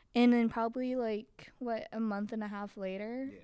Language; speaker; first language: English; early bilingual, other home language; Chinese